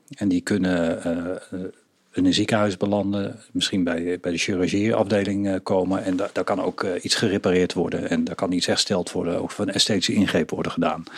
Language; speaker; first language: Dutch; native; Dutch